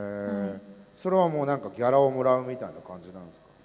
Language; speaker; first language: Japanese; native; Japanese